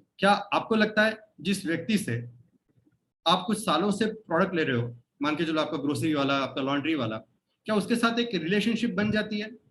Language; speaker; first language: Hindi; non-native, local second language; Marathi